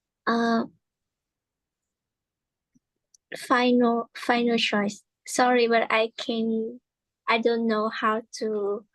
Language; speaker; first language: English; non-native, learner; Vietnamese